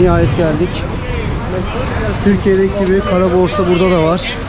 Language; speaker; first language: Turkish; native; Turkish